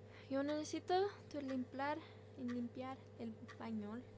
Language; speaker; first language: Spanish; early bilingual, heritage; Spanish